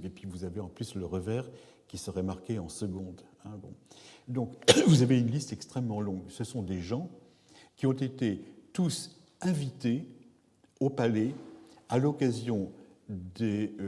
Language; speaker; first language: French; native; French